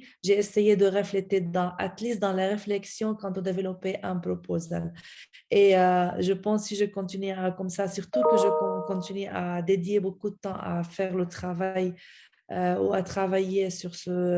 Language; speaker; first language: French; non-native, fluent; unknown